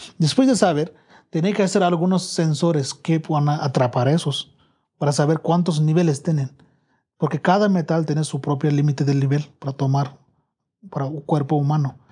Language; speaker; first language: Spanish; non-native, learner; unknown